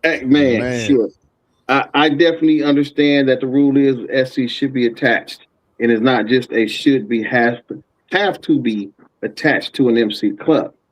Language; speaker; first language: English; native; English